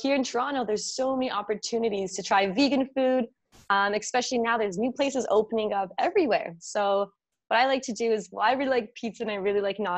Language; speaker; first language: English; native; English